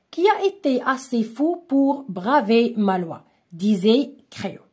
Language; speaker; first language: French; non-native, local second language; Arabic